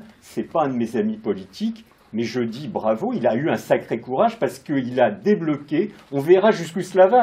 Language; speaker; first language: French; native; French